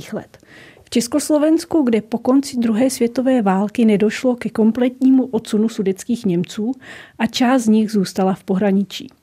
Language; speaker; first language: Czech; native; Czech